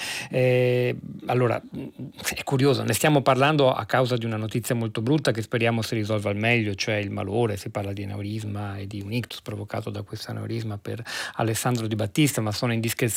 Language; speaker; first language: Italian; native; Italian